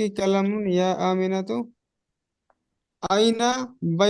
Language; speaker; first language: Arabic; non-native, learner; Urdu